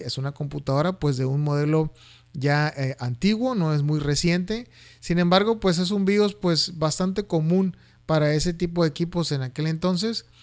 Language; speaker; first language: Spanish; native; Spanish